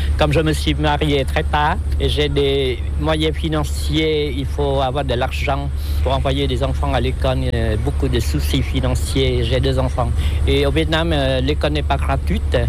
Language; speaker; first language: French; non-native, local second language; Vietnamese